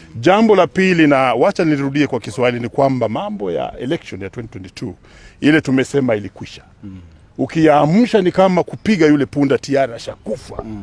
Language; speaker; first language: Swahili; non-native, local second language; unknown